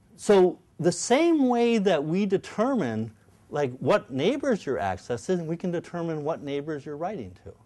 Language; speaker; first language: English; native; English